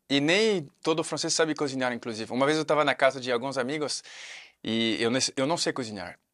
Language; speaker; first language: Portuguese; non-native, fluent; French